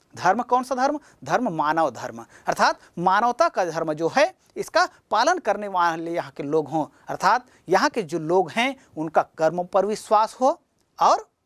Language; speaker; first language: Hindi; native; Hindi